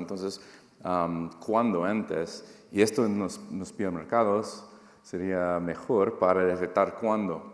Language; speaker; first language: Spanish; non-native, fluent; English